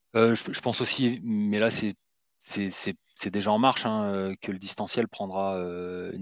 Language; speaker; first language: French; native; French